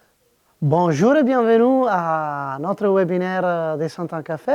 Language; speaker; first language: French; non-native, fluent; Italian